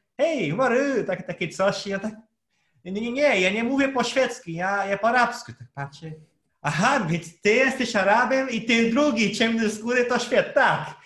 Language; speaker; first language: Polish; non-native, fluent; Portuguese